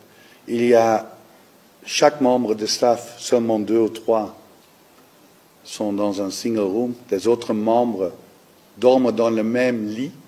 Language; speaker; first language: French; non-native, learner; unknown